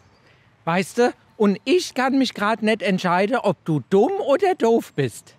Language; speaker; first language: German; native; German